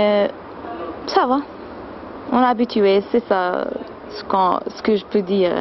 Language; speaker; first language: French; non-native, fluent; Arabic